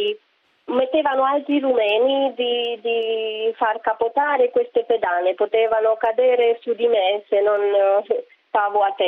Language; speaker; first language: Italian; non-native, fluent; Romanian